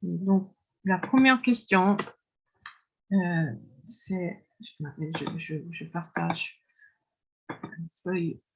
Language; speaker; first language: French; non-native, fluent; Japanese